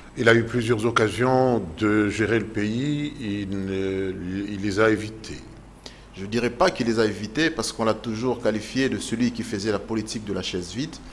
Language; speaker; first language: French; non-native, local second language; Lingala